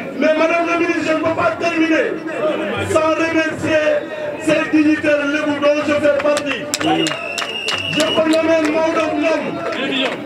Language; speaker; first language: French; non-native, local second language; Wolof